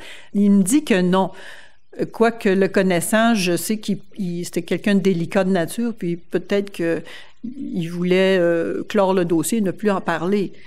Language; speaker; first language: French; native; French